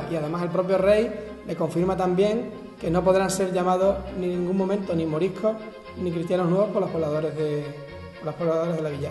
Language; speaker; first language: Spanish; native; Spanish